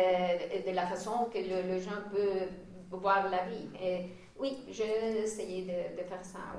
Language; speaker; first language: French; non-native, fluent; Spanish